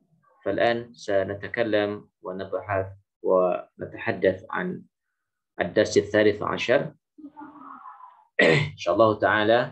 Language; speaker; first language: Arabic; non-native, fluent; Indonesian